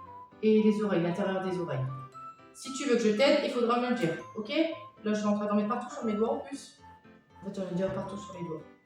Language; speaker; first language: French; native; French